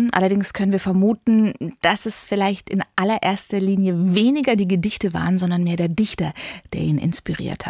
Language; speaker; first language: German; native; German